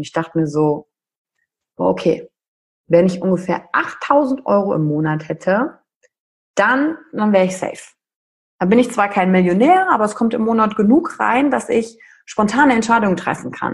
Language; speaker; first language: German; native; German